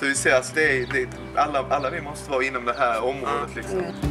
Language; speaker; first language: Swedish; early bilingual, other home language; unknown